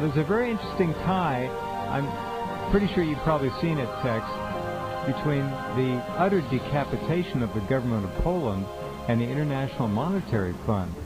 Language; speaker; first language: English; native; English